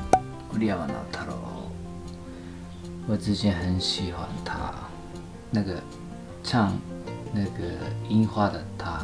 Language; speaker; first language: Chinese; non-native, learner; Japanese